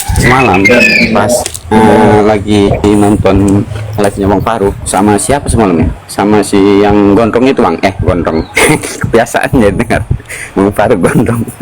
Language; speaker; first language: Indonesian; native; Indonesian